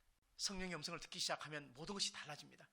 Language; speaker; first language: Korean; native; Korean